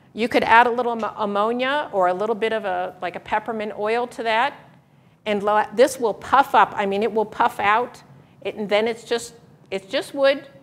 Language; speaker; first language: English; native; English